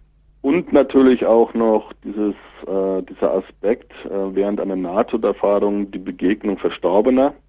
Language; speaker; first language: German; native; German